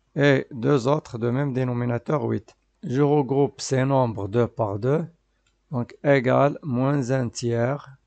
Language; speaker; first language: French; non-native, local second language; Arabic